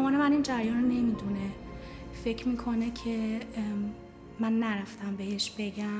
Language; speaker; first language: Persian; native; Persian